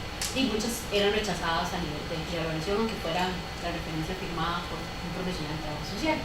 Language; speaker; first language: Spanish; native; Spanish